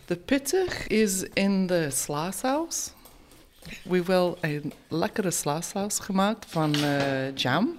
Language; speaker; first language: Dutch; non-native, learner; English